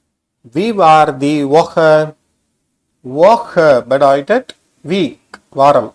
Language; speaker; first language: German; non-native, learner; Tamil